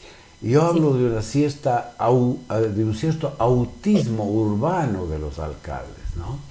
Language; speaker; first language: Spanish; native; Spanish